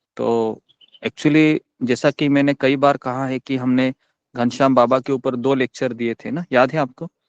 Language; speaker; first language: Hindi; non-native, local second language; Marathi